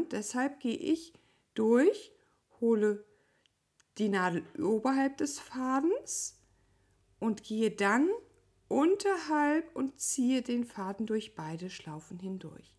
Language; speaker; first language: German; native; German